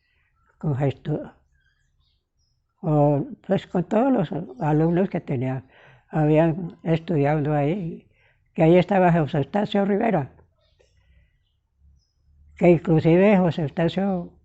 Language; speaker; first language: Spanish; native; Spanish